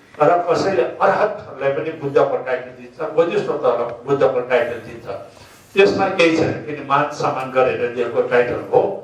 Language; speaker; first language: Nepali; non-native, local second language; Sherpa